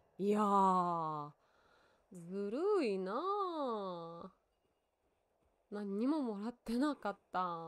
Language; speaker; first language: Japanese; non-native, learner; Russian